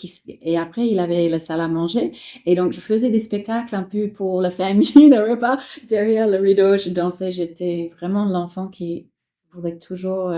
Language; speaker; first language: French; non-native, fluent; English